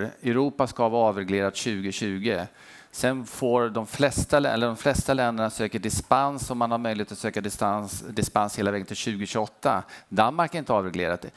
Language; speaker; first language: Swedish; native; Swedish